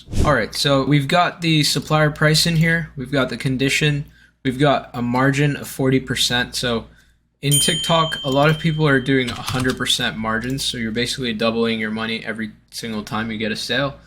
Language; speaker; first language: English; native; English